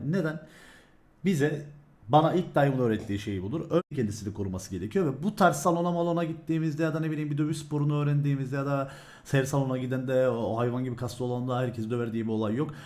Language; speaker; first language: Turkish; early bilingual, heritage; Turkish